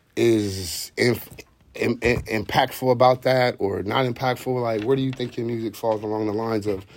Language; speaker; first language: English; native; English